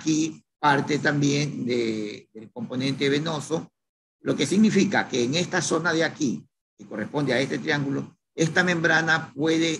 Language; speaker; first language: Spanish; native; Spanish